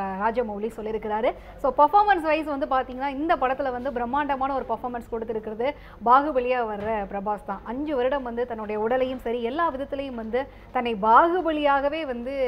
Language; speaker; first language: Tamil; native; Tamil